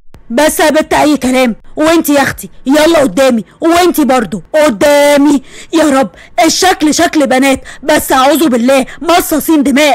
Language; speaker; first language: Arabic; native; Arabic